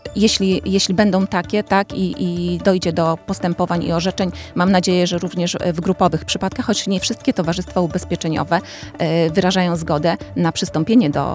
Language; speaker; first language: Polish; native; Polish